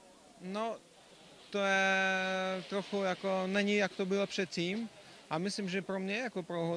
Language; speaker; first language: Czech; non-native, learner; Russian